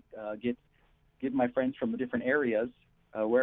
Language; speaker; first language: English; native; English